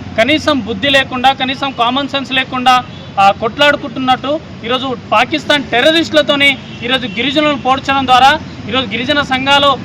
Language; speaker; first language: Telugu; non-native, local second language; Lambadi